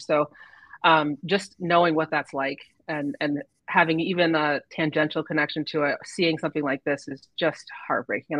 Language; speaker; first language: English; native; English